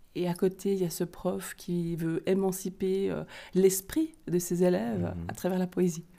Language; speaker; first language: French; native; French